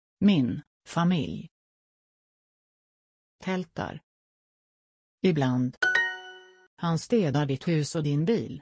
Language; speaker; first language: Swedish; non-native, learner; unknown